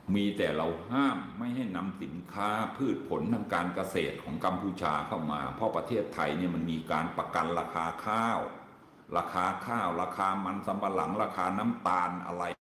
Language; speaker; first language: Thai; native; Thai